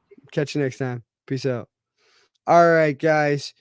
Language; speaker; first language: English; native; English